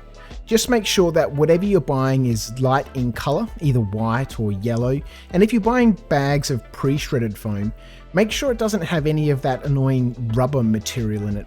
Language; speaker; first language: English; native; English